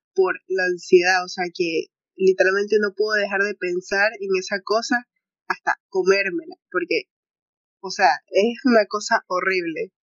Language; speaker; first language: Spanish; native; Spanish